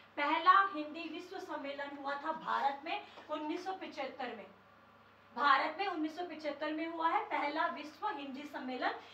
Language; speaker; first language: Hindi; native; Hindi